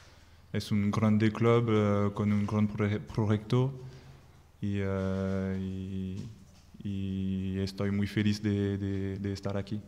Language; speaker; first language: Spanish; non-native, learner; French